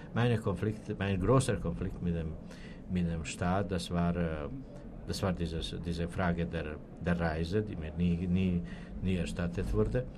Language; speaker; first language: German; non-native, fluent; Serbian